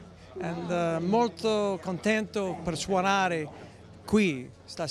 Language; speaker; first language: Italian; non-native, learner; English